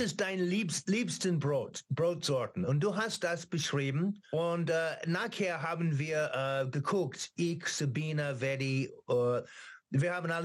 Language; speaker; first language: German; non-native, learner; English